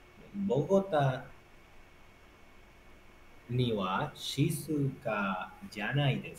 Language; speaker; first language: Japanese; non-native, learner; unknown